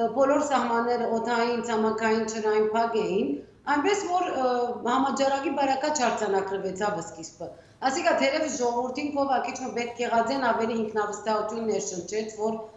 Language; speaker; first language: Armenian; early bilingual, heritage; Armenian